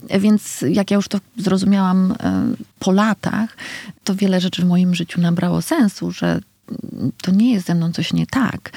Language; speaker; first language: Polish; native; Polish